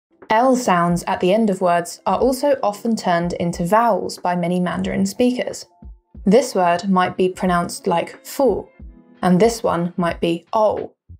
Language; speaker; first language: English; native; English